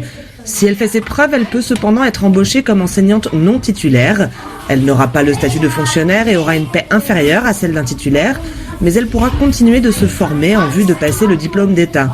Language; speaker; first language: French; native; French